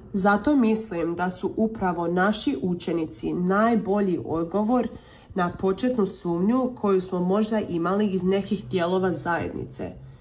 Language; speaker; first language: Serbian; early bilingual, heritage; Croatian